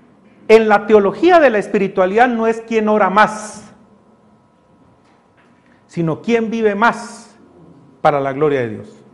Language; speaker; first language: Spanish; native; Spanish